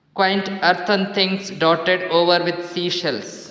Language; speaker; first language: English; non-native, local second language; Kannada